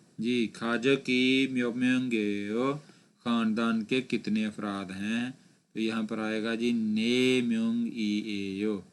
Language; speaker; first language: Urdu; non-native, local second language; Punjabi